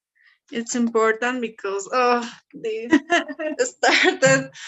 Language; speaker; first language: English; non-native, learner; Spanish